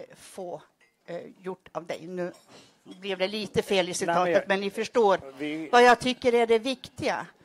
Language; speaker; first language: Swedish; native; Swedish